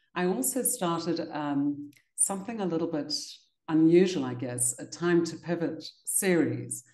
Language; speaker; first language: English; native; English